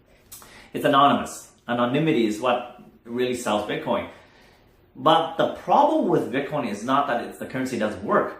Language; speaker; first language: English; non-native, fluent; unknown